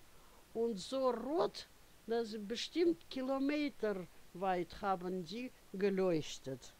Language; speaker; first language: German; non-native, fluent; Russian